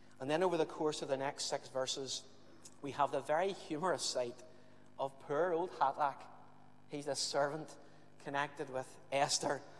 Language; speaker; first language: English; native; English